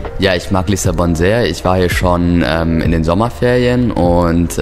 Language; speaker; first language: German; native; German